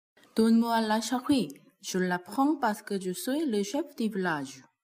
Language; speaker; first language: French; non-native, learner; Korean